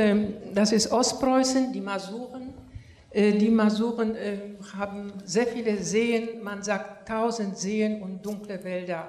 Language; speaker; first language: German; non-native, fluent; Polish